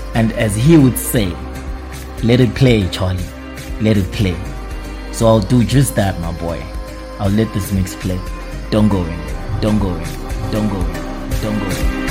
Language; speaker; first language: English; non-native, local second language; Zulu